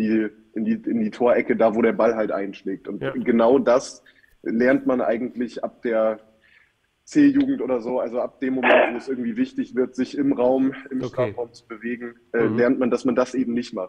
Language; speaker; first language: German; native; German